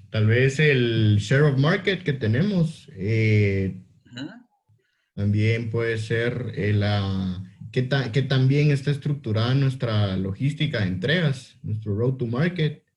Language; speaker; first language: Spanish; native; Spanish